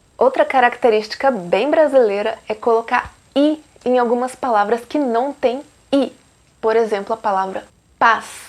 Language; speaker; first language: Portuguese; native; Portuguese